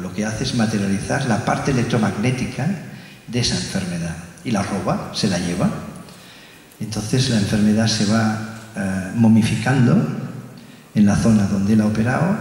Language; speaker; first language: Spanish; native; Spanish